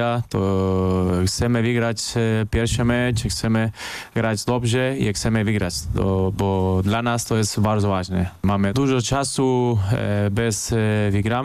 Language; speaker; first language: Polish; non-native, learner; Spanish